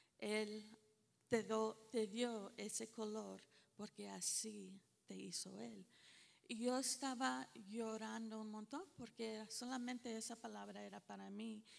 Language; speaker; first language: Spanish; early bilingual, heritage; Spanish